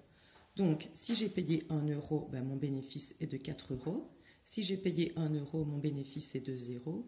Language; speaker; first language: French; native; French